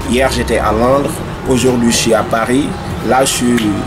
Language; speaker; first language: French; non-native, local second language; Wolof